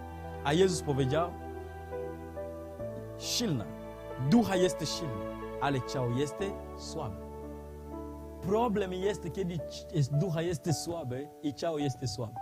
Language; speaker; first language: Polish; non-native, learner; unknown